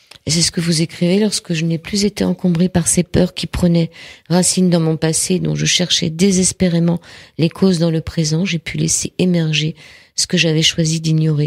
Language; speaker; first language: French; native; French